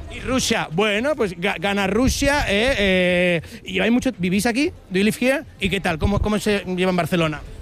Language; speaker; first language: Spanish; native; Spanish